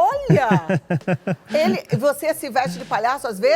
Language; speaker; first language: Portuguese; native; Portuguese